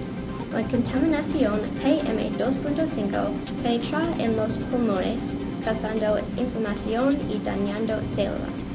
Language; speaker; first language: Spanish; non-native, learner; English